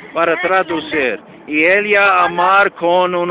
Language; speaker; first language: Spanish; non-native, learner; English